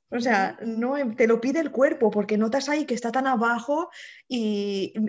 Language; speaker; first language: Spanish; non-native, fluent; Romanian